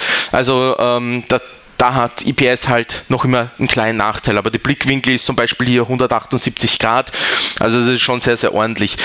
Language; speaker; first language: German; native; German